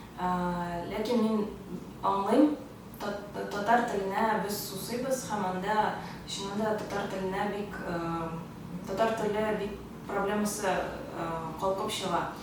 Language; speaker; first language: Tatar; early bilingual, heritage; Tatar